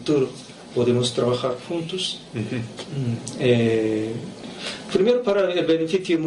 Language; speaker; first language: Spanish; non-native, fluent; Japanese